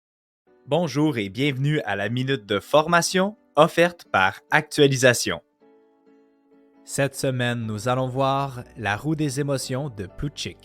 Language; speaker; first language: French; native; French